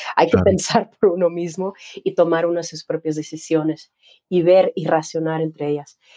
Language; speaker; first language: Spanish; native; Spanish